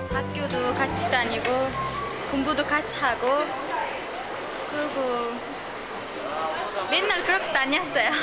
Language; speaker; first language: Korean; non-native, learner; Uzbek